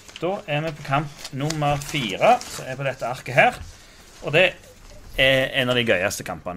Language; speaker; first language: Norwegian; native; Norwegian